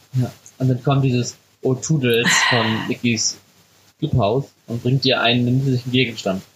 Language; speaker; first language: German; native; German